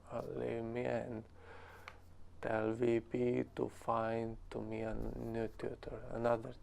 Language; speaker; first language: English; non-native, learner; Romanian